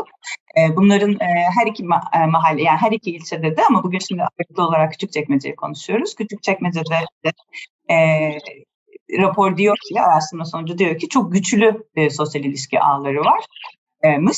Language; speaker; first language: Turkish; native; Turkish